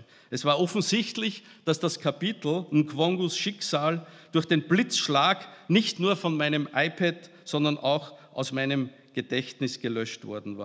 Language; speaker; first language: German; native; German